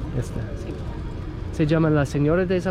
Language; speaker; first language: Spanish; non-native, learner; English